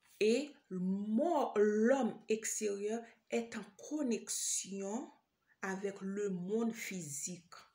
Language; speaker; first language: French; non-native, local second language; Haitian Creole